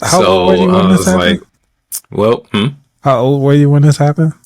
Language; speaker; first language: English; native; English